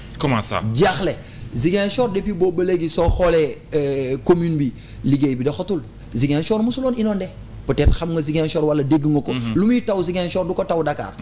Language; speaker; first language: Wolof; non-native, local second language; Jola-Fonyi